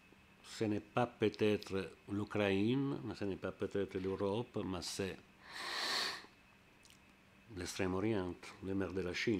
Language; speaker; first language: French; non-native, learner; Italian